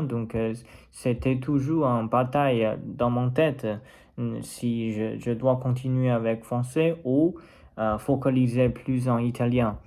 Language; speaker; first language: French; non-native, learner; Chinese